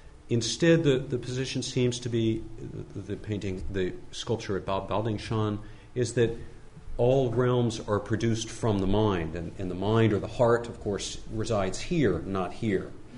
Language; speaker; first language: English; native; English